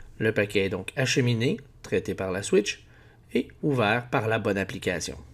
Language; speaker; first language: French; native; French